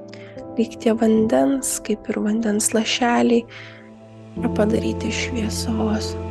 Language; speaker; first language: Lithuanian; native; Lithuanian